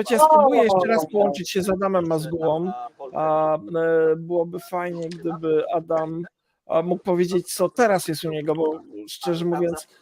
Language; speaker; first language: Polish; native; Polish